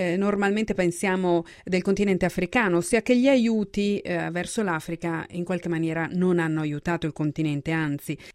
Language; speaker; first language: Italian; native; Italian